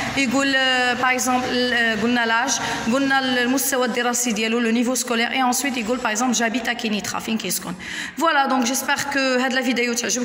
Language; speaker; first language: French; non-native, local second language; Arabic